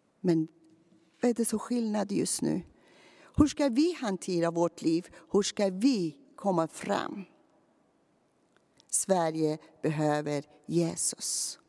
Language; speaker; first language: Swedish; non-native, fluent; Persian